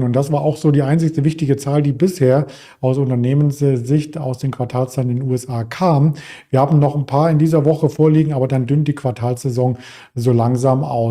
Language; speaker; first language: German; native; German